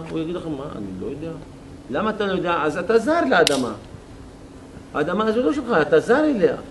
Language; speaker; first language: Hebrew; non-native, local second language; Arabic